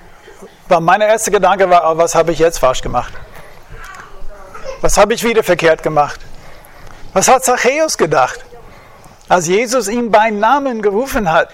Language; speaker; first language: German; non-native, fluent; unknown